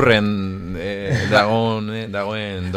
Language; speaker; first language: Basque; early bilingual, other home language; Polish